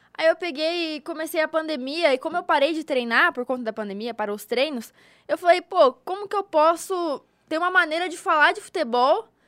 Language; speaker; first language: Portuguese; native; Portuguese